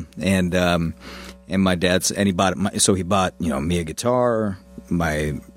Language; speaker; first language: English; native; English